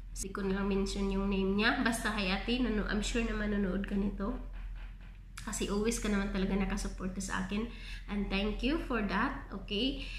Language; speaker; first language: Filipino; non-native, local second language; Cebuano